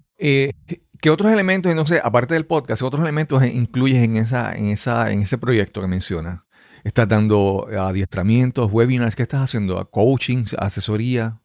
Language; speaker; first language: Spanish; native; Spanish